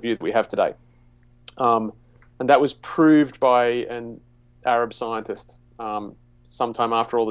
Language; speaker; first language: English; native; English